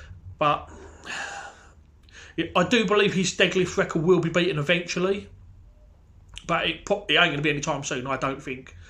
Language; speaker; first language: English; native; English